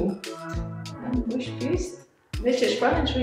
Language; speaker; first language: German; non-native, learner; Albanian